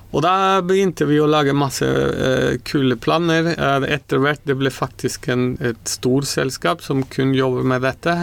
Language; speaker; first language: Norwegian; non-native, fluent; Spanish